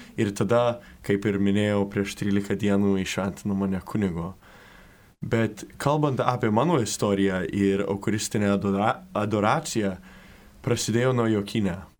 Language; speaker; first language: Lithuanian; early bilingual, heritage; Lithuanian